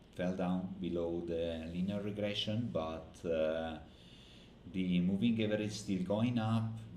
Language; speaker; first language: English; non-native, fluent; Italian